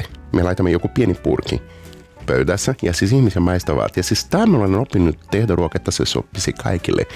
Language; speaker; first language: Finnish; non-native, fluent; Portuguese